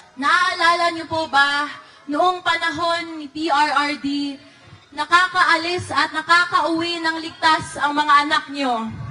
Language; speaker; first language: Filipino; non-native, local second language; Chavacano